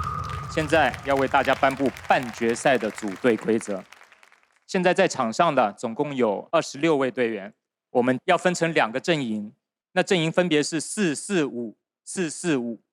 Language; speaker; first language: Chinese; native; Chinese